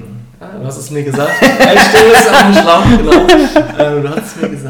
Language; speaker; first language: German; native; German